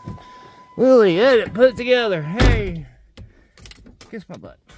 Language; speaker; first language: English; native; English